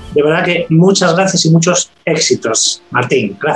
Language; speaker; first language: Spanish; native; Spanish